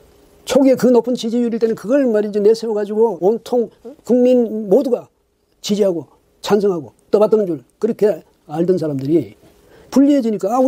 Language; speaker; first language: Korean; native; Korean